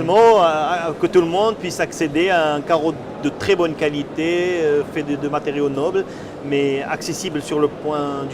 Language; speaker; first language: French; non-native, local second language; Arabic